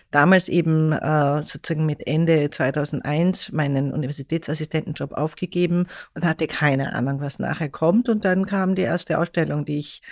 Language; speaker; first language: German; native; German